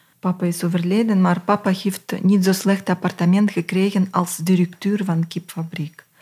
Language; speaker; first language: Dutch; non-native, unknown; Russian